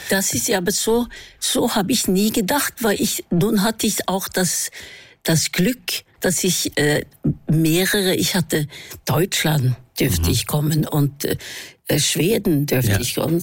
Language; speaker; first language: German; non-native, fluent; Norwegian